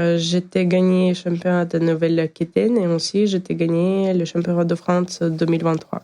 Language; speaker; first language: French; non-native, learner; Ukrainian